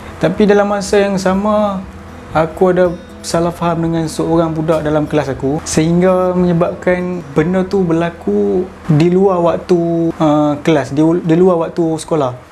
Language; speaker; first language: Malay; native; Malay